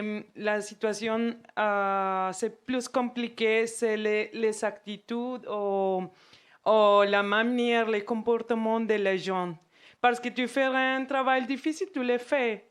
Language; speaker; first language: French; non-native, fluent; Spanish